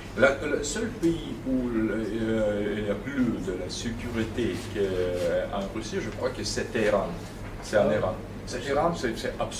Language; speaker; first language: French; non-native, fluent; Russian